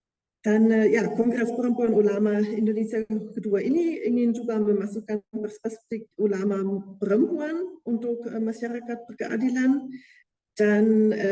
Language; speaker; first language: Indonesian; non-native, fluent; German